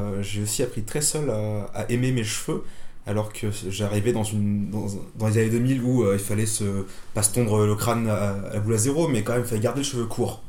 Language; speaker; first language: French; native; French